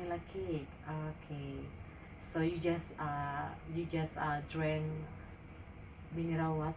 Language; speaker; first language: English; non-native, learner; Indonesian